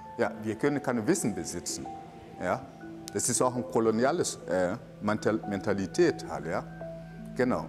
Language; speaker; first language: German; non-native, fluent; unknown